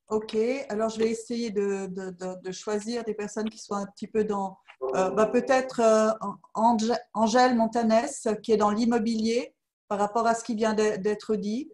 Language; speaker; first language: French; native; French